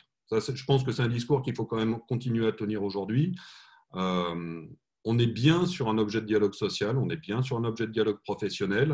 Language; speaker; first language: French; native; French